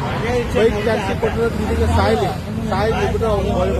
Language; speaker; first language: Kannada; native; Kannada